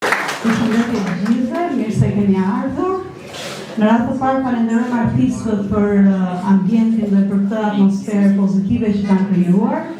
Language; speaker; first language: Albanian; native; Albanian